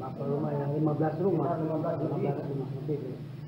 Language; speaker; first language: Indonesian; non-native, local second language; Sundanese